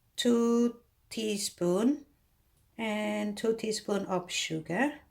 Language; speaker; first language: English; non-native, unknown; Thai